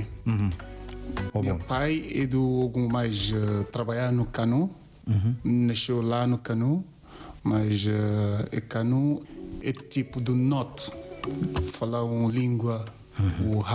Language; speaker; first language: Portuguese; non-native, learner; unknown